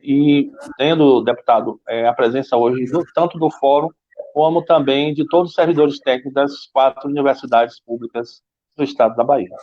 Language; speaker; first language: Portuguese; native; Portuguese